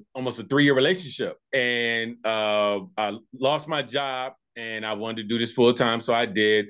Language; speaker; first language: English; native; English